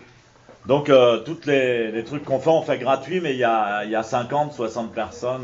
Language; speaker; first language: French; native; French